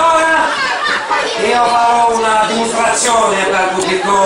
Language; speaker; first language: Italian; non-native, learner; French